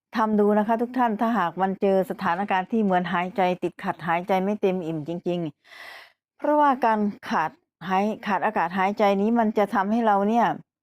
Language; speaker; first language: Thai; native; Thai